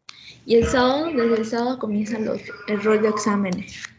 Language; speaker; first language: Spanish; native; Spanish